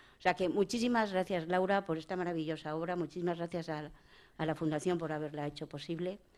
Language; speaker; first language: Spanish; native; Spanish